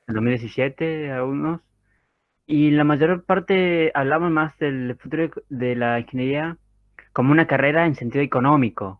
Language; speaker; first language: Spanish; native; Spanish